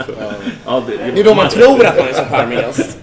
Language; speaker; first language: Swedish; native; Swedish